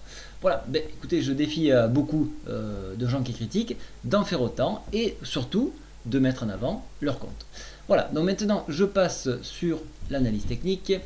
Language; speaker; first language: French; native; French